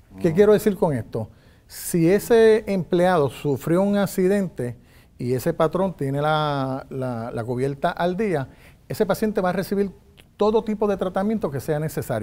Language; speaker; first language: Spanish; native; Spanish